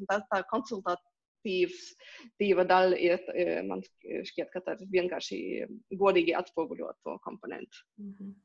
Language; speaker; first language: Latvian; non-native, local second language; Russian